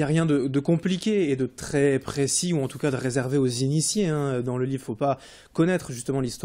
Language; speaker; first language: French; native; French